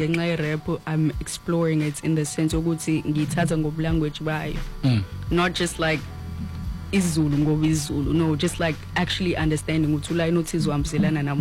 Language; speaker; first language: English; non-native, local second language; Zulu